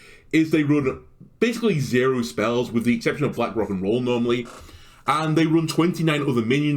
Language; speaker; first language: English; native; English